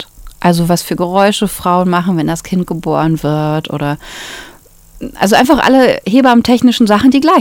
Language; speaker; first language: German; native; German